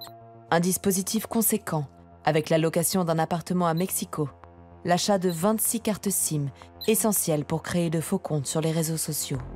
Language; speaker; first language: French; native; French